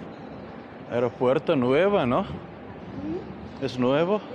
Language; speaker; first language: Spanish; non-native, learner; English